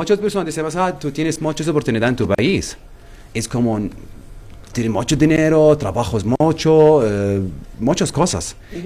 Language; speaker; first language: Spanish; non-native, learner; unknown